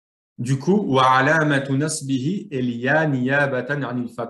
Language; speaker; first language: Arabic; non-native, fluent; French